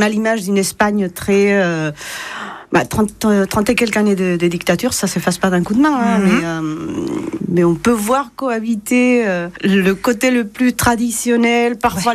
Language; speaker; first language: French; non-native, fluent; Spanish